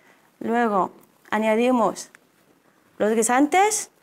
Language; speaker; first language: Spanish; non-native, fluent; Arabic